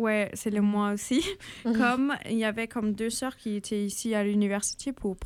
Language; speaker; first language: French; non-native, fluent; German